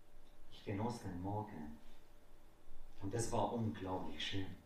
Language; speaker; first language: German; non-native, fluent; Arabic